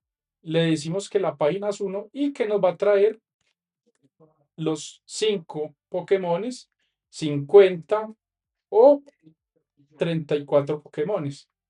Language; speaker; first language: Spanish; native; Spanish